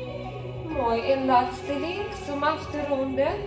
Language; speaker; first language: Dutch; non-native, learner; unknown